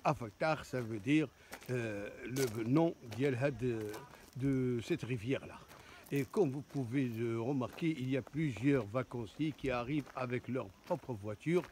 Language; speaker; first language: French; non-native, local second language; Arabic